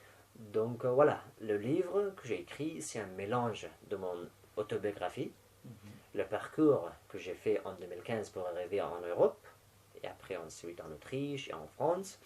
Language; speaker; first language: French; non-native, fluent; Persian